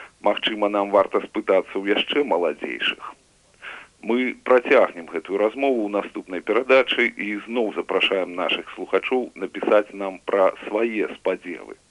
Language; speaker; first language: Belarusian; native; Belarusian